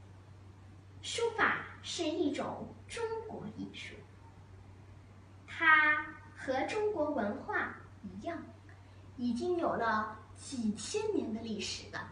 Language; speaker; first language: Chinese; early bilingual, other home language; English